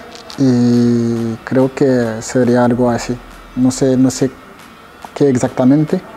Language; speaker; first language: Spanish; non-native, fluent; French